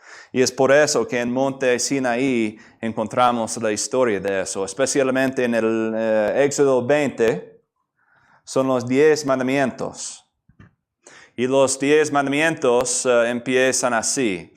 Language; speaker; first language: Spanish; non-native, fluent; English